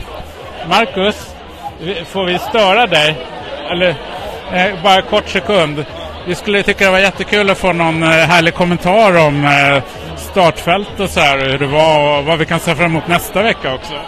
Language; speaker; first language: Swedish; native; Swedish